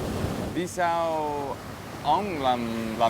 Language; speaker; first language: Vietnamese; non-native, learner; English